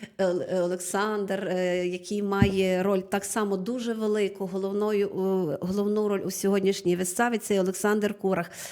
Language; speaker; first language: Ukrainian; native; Ukrainian